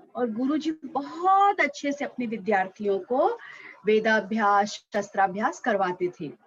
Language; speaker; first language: Hindi; non-native, local second language; Marathi